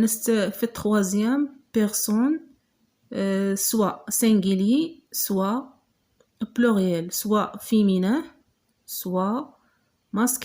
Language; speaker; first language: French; non-native, local second language; Arabic